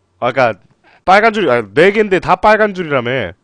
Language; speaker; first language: Korean; native; Korean